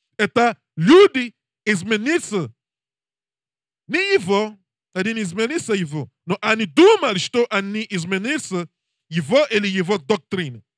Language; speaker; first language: Russian; non-native, learner; English